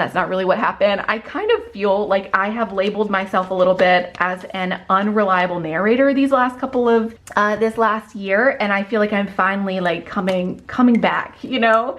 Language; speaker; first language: English; native; English